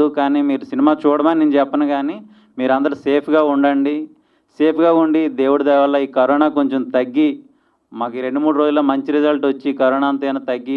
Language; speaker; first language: Telugu; native; Telugu